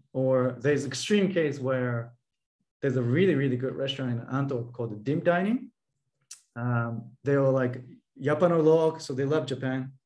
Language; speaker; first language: English; non-native, fluent; Japanese